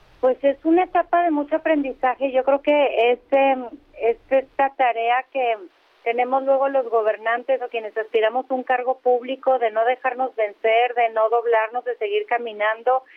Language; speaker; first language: Spanish; native; Spanish